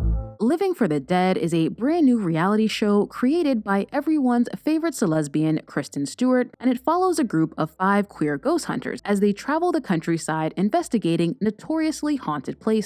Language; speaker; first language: English; native; English